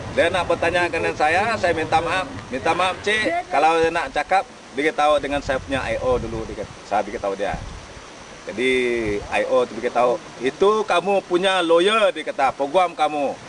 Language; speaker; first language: Malay; non-native, local second language; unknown